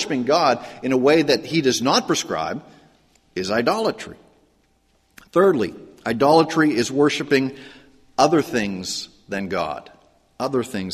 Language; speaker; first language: English; native; English